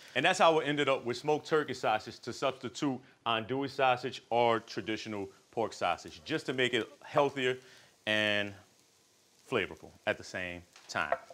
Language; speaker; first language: English; native; English